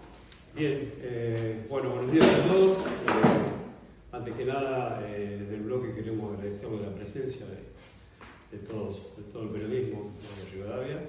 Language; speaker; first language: Spanish; native; Spanish